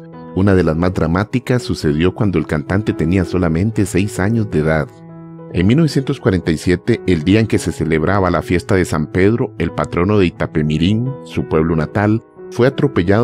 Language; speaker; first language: Spanish; native; Spanish